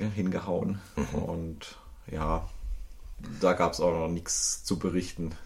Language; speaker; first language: German; native; German